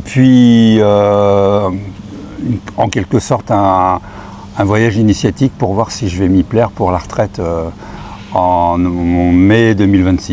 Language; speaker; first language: French; native; French